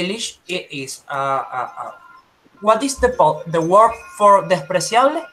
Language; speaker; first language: English; non-native, learner; Spanish